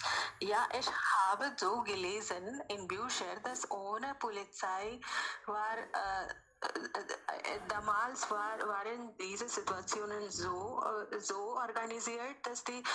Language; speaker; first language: German; non-native, learner; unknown